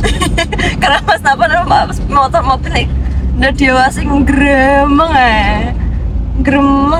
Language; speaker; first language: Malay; non-native, local second language; Javanese